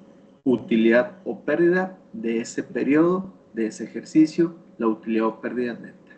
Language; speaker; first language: Spanish; native; Spanish